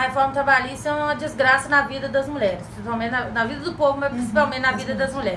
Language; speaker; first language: Portuguese; native; Portuguese